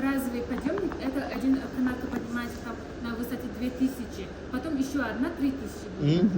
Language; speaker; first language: Russian; native; Russian